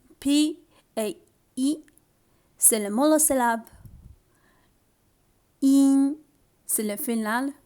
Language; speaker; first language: French; non-native, learner; Chinese